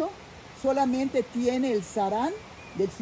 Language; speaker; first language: Spanish; native; Spanish